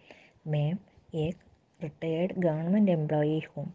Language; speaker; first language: Hindi; non-native, learner; Malayalam